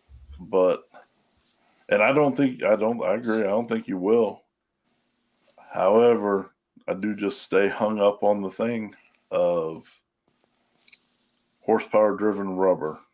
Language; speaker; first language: English; native; English